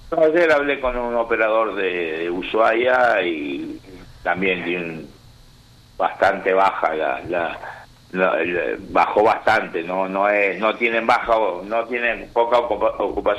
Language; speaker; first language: Spanish; native; Spanish